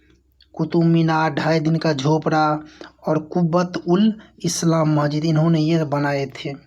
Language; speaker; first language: Hindi; native; Hindi